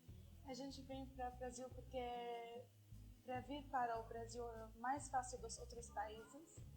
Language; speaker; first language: Portuguese; non-native, learner; Arabic